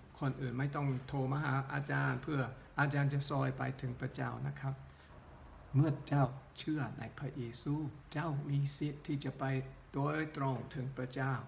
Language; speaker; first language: Thai; non-native, local second language; Northeastern Thai